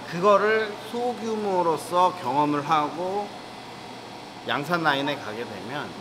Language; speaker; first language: Korean; native; Korean